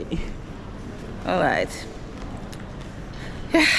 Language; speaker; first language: English; non-native, learner; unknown